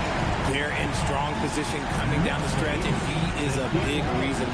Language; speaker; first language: English; native; English